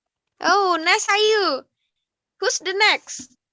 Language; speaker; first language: English; non-native, learner; Indonesian